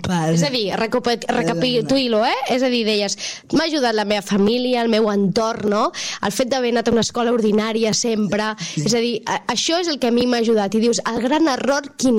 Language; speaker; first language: Catalan; native; Catalan